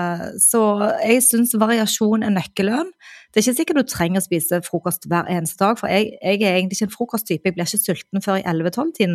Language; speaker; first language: Norwegian; native; Norwegian